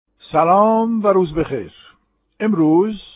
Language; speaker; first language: Persian; non-native, fluent; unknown